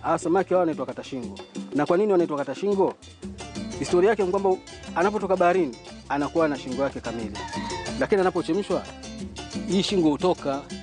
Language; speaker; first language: Swahili; native; Swahili